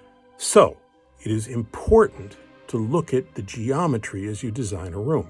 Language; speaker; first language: English; native; English